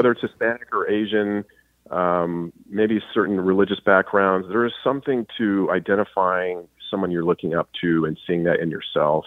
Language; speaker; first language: English; native; English